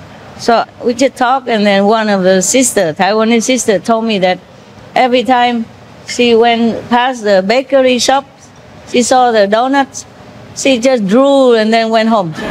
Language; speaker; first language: English; non-native, fluent; Vietnamese